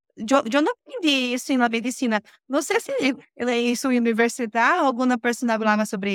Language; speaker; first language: Spanish; non-native, learner; Portuguese